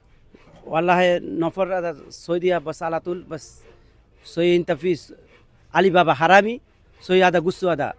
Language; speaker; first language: Arabic; non-native, learner; Bangla